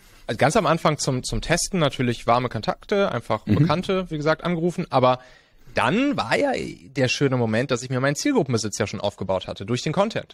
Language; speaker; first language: German; native; German